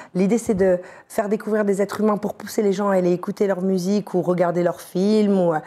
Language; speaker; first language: French; native; French